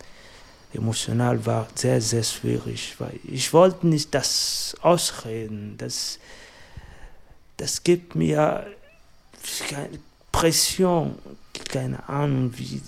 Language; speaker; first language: German; non-native, learner; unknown